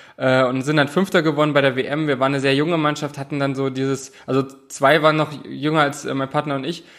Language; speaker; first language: German; native; German